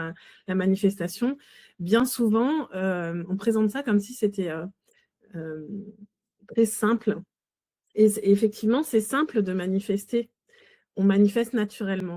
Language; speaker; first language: French; native; French